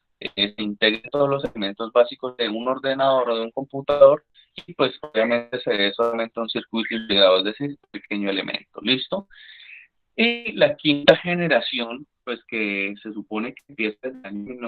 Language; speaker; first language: Spanish; native; Spanish